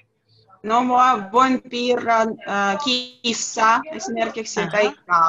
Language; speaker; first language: Finnish; non-native, learner; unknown